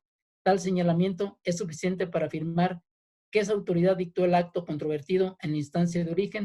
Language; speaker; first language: Spanish; native; Spanish